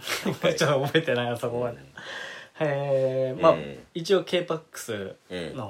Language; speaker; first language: Japanese; native; Japanese